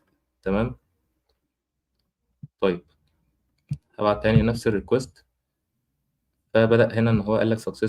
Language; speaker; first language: Arabic; native; Arabic